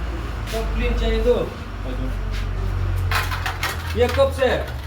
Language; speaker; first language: Hindi; non-native, local second language; Khasi